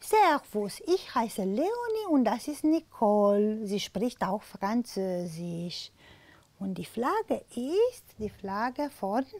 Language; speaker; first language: German; non-native, fluent; Romanian